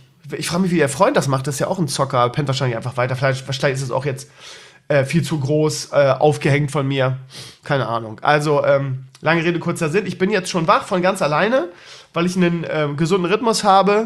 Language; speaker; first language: German; native; German